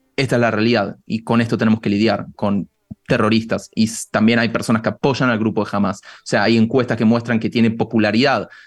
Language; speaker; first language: Spanish; native; Spanish